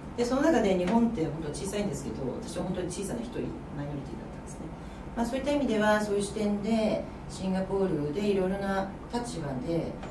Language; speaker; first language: Japanese; native; Japanese